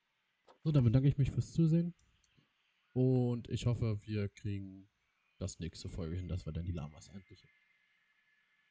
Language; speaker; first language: German; native; German